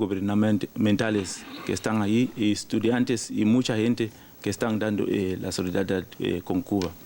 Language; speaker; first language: Spanish; non-native, learner; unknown